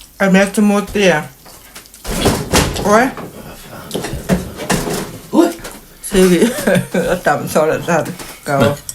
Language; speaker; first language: Swedish; non-native, learner; Thai